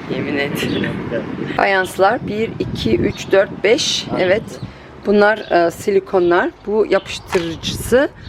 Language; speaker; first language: Turkish; early bilingual, heritage; Turkish